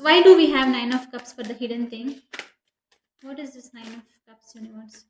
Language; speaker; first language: English; non-native, local second language; Telugu